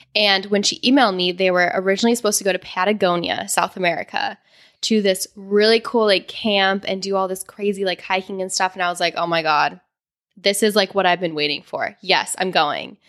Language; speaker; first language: English; native; English